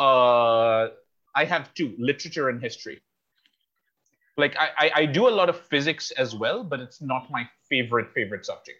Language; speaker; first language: English; non-native, local second language; Bangla